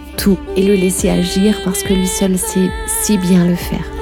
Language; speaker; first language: French; native; French